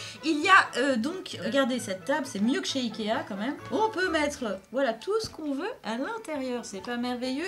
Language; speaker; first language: French; native; French